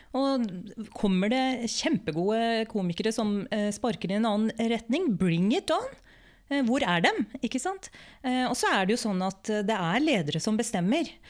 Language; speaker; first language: Norwegian; early bilingual, other home language; Urdu